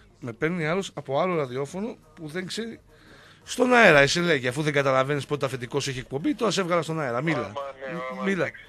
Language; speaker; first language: Greek; native; Greek